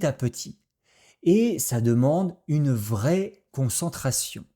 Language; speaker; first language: French; native; French